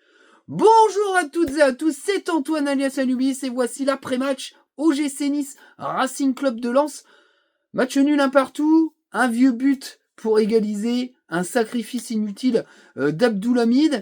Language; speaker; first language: French; native; French